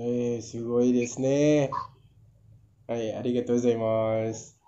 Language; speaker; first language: Japanese; non-native, learner; Indonesian